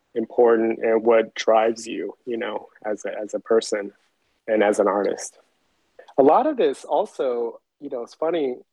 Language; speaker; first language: English; early bilingual, other home language; Chinese